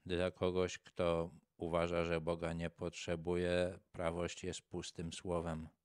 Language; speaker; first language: Polish; native; Polish